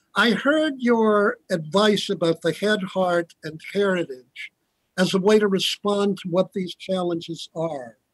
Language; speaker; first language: English; native; English